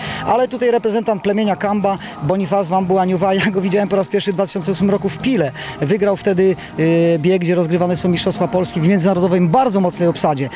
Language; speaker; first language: Polish; native; Polish